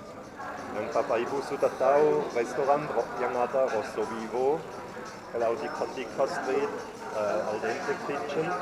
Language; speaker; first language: Indonesian; non-native, fluent; German